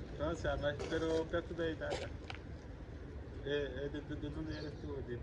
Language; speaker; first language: Spanish; non-native, learner; French